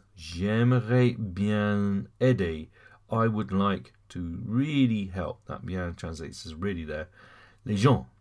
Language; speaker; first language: English; native; English